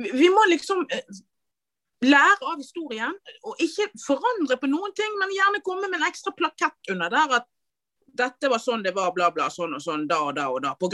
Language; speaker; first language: Norwegian; native; Norwegian